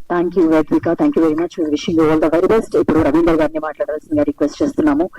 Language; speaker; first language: Telugu; native; Telugu